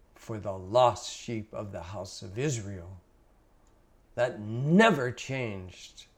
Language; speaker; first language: English; native; English